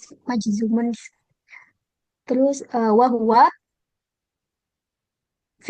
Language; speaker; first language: Arabic; non-native, learner; Indonesian